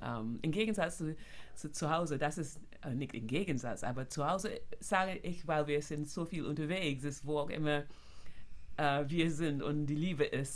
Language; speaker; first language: German; non-native, fluent; English